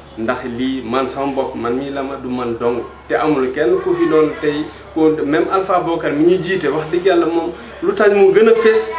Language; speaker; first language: Wolof; non-native, local second language; Fula